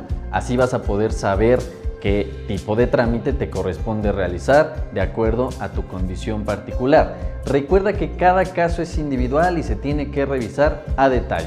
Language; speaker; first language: Spanish; native; Spanish